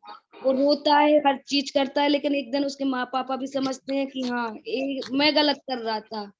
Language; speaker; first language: Hindi; native; Hindi